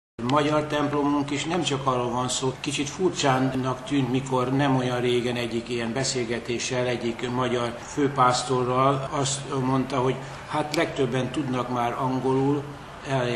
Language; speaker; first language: Hungarian; native; Hungarian